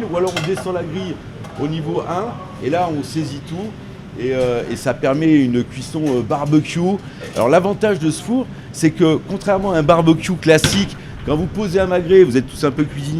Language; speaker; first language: French; native; French